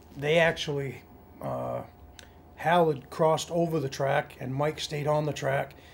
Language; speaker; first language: English; native; English